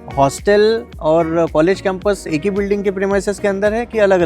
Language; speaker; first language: Hindi; native; Hindi